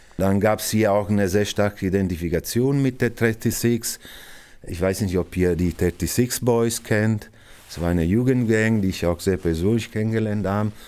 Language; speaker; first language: German; non-native, fluent; Italian